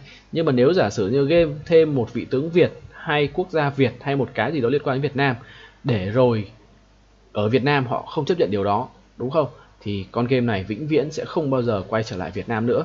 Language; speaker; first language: Vietnamese; native; Vietnamese